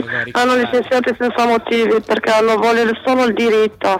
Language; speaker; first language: Italian; non-native, learner; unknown